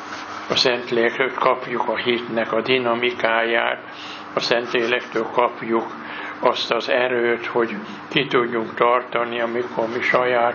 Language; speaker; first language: Hungarian; native; Hungarian